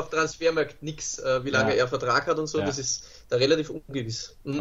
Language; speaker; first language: German; native; German